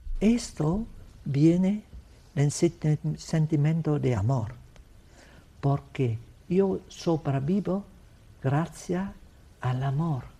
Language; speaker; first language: Spanish; non-native, learner; Vietnamese